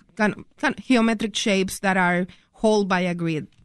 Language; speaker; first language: English; non-native, fluent; Spanish